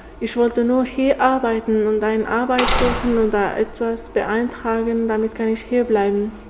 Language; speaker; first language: German; non-native, learner; Arabic